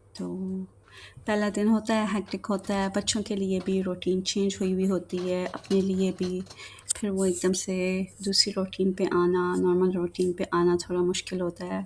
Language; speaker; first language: Urdu; native; Urdu